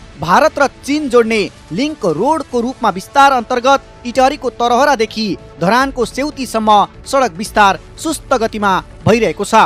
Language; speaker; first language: Nepali; native; Nepali